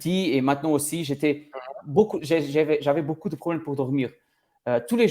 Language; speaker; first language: French; non-native, learner; Portuguese